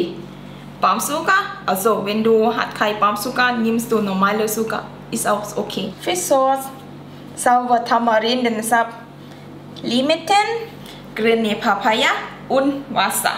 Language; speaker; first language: German; non-native, learner; Thai